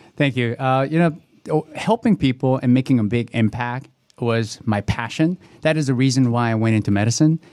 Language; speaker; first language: English; early bilingual, other home language; Korean